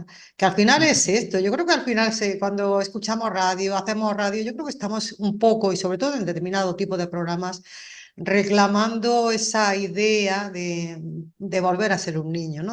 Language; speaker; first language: Spanish; native; Spanish